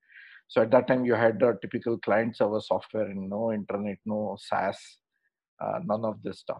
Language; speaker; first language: English; non-native, local second language; Kannada